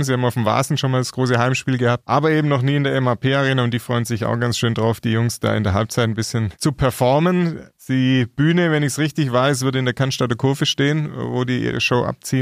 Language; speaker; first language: German; native; German